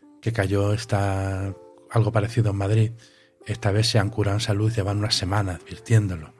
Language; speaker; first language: Spanish; native; Spanish